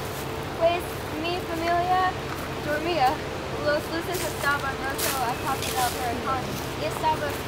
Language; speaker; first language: Spanish; non-native, learner; English